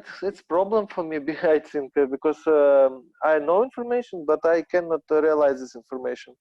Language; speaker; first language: English; non-native, learner; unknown